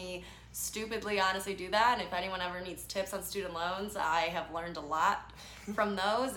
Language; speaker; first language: English; native; English